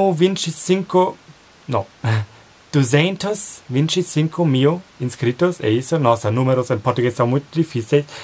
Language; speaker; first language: Portuguese; non-native, fluent; German